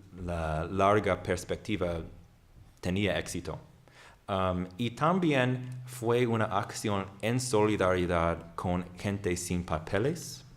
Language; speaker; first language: Spanish; non-native, fluent; English